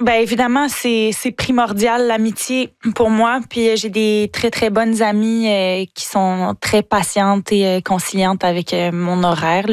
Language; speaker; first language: French; native; French